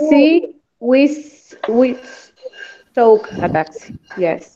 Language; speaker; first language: English; non-native, learner; Spanish